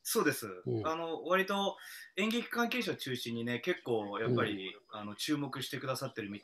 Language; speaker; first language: Japanese; native; Japanese